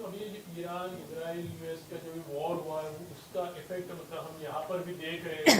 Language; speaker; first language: Hindi; native; Hindi